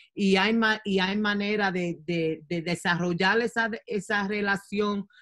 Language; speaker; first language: Spanish; early bilingual, heritage; Spanish